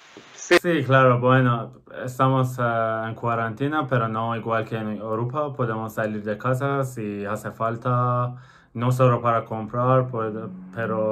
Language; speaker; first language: Spanish; non-native, fluent; Persian